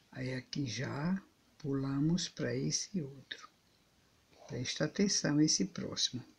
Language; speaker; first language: Portuguese; native; Portuguese